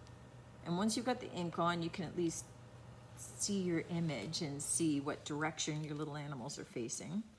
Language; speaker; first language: English; native; English